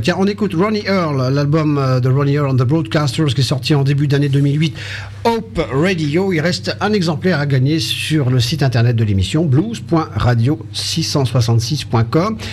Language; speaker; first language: French; native; French